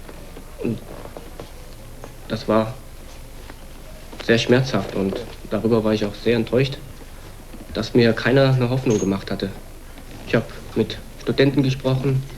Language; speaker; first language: German; early bilingual, other home language; Korean